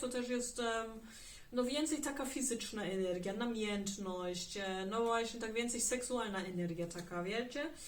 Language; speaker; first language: Polish; early bilingual, heritage; German